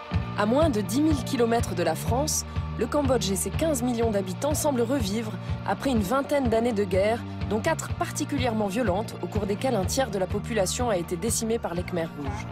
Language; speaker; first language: French; native; French